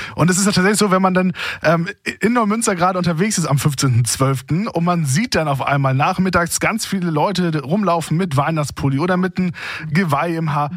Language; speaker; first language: German; native; German